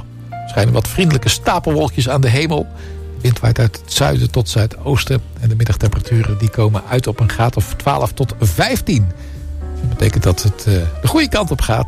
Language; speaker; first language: Dutch; native; Dutch